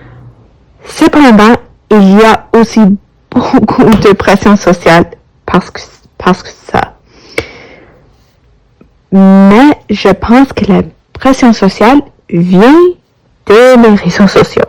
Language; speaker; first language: French; non-native, learner; English